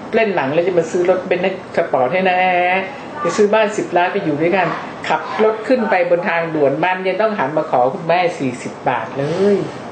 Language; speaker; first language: Thai; native; Thai